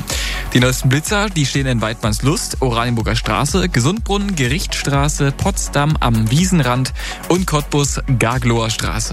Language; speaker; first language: German; native; German